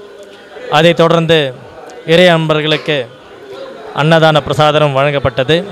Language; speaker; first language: Tamil; native; Tamil